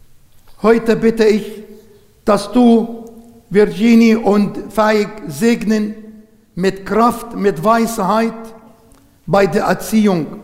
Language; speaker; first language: German; non-native, learner; Arabic